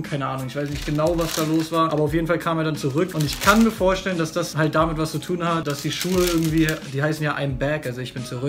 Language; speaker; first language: German; native; German